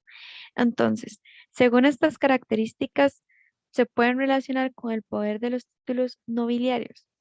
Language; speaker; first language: Spanish; native; Spanish